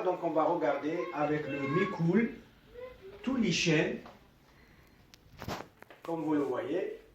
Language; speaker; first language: French; non-native, local second language; Arabic